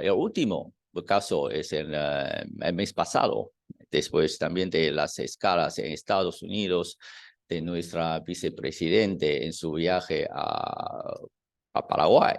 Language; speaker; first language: Spanish; non-native, fluent; Chinese